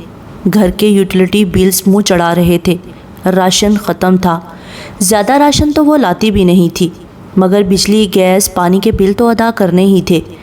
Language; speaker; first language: Urdu; native; Urdu